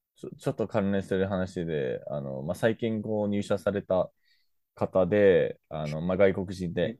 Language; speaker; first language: Japanese; non-native, fluent; English